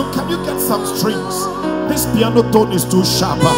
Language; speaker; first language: English; non-native, local second language; Ga